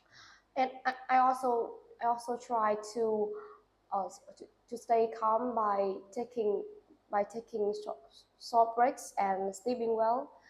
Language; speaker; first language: English; non-native, learner; Vietnamese